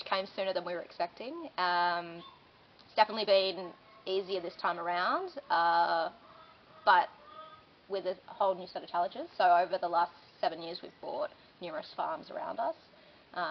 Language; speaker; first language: English; native; English